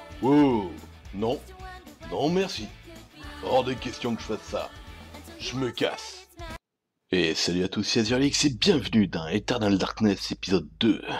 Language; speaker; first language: French; native; French